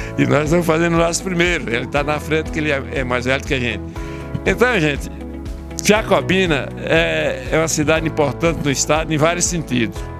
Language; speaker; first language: Portuguese; early bilingual, other home language; Italian